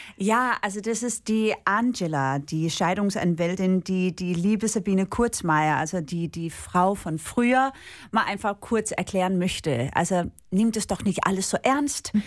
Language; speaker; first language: German; non-native, fluent; Danish